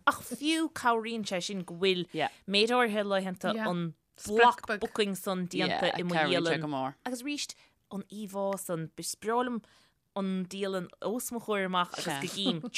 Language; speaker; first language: Irish; native; Irish